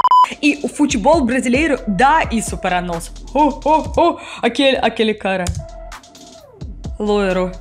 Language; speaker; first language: Portuguese; non-native, learner; Russian